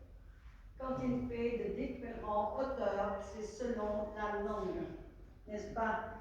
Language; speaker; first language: French; non-native, fluent; Vietnamese